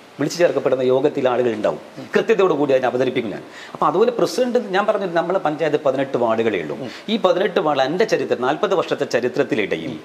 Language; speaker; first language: Malayalam; native; Malayalam